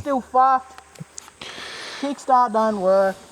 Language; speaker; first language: English; native; English